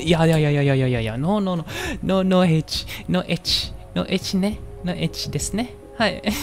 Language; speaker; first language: Japanese; non-native, learner; Indonesian